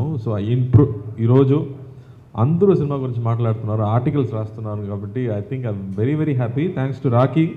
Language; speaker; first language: Telugu; non-native, fluent; Tamil